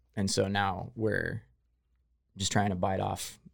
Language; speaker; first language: English; native; English